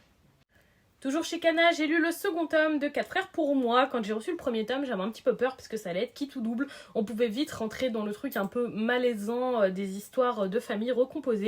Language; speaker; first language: French; native; French